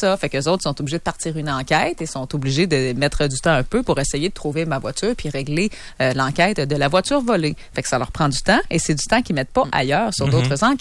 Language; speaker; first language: French; native; French